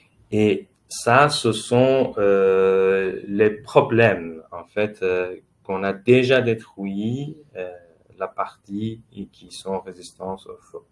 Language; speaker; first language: French; non-native, fluent; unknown